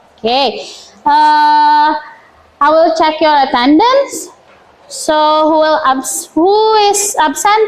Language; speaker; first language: English; non-native, fluent; Indonesian